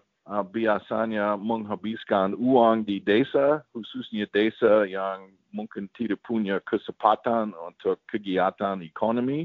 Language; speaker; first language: Indonesian; non-native, fluent; English